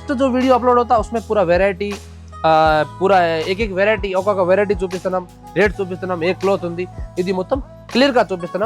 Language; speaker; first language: Telugu; non-native, local second language; Urdu